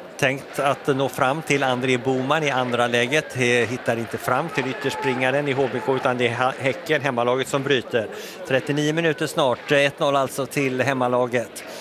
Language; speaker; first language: Swedish; native; Swedish